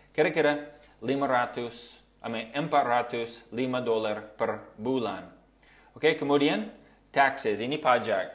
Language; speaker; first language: Indonesian; non-native, fluent; English